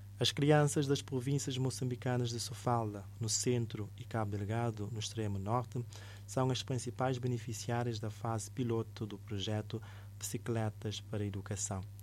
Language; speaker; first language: Portuguese; non-native, local second language; Kabuverdianu